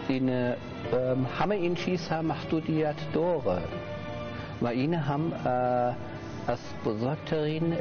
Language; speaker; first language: Persian; non-native, learner; German